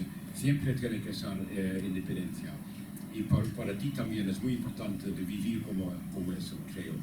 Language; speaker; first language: Spanish; non-native, learner; Dutch